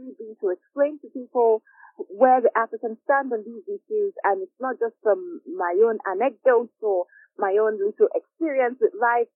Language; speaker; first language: English; non-native, local second language; Igbo